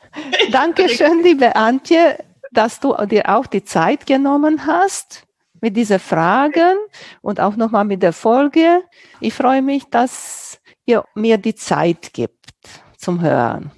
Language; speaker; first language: German; non-native, local second language; Romanian